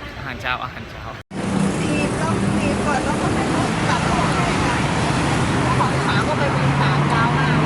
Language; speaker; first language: Thai; non-native, learner; Japanese